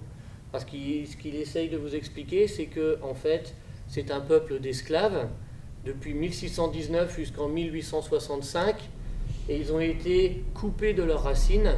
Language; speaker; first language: French; native; French